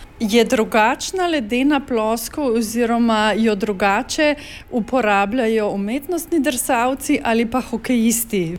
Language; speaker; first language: Slovenian; native; Slovenian